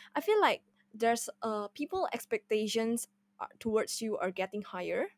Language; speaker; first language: English; non-native, fluent; Indonesian